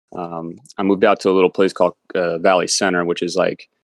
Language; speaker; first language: English; native; English